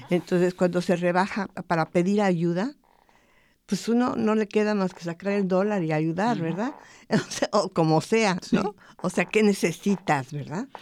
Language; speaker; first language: Spanish; native; Spanish